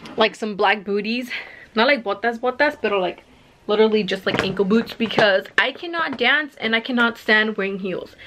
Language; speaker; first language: English; early bilingual, other home language; Spanish